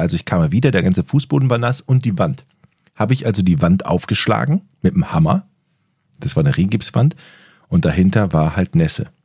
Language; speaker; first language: German; native; German